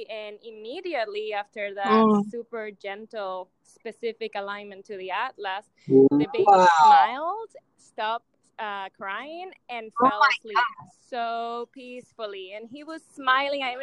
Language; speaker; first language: English; non-native, fluent; Spanish